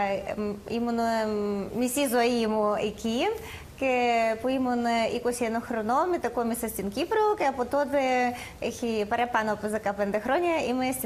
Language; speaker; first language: Greek; non-native, learner; Russian